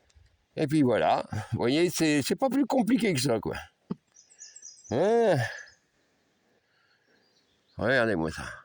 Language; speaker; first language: French; native; French